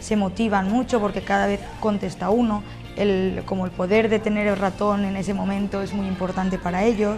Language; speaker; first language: Spanish; native; Spanish